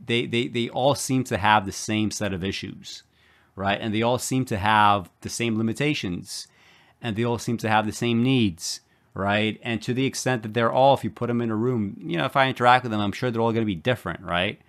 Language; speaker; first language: English; native; English